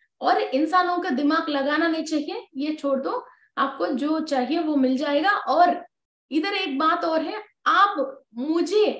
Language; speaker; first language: Hindi; non-native, local second language; Telugu